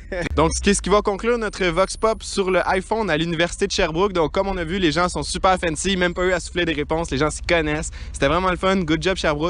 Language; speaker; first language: French; native; French